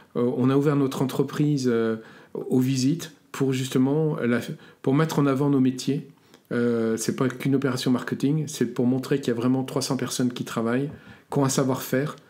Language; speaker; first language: French; native; French